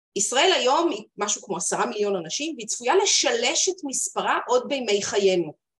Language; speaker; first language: Hebrew; native; Hebrew